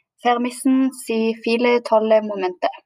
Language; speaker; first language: German; non-native, learner; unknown